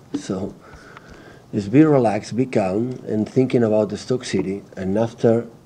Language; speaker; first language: English; non-native, fluent; Catalan